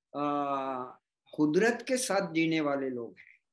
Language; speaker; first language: Hindi; non-native, local second language; Gondi